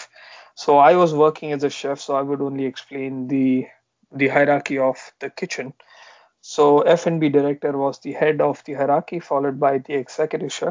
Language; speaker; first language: English; non-native, local second language; Marathi